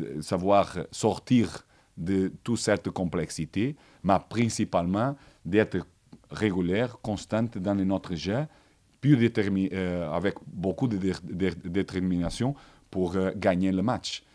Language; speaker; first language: French; non-native, learner; Portuguese